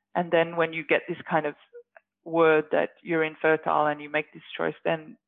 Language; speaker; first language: English; native; English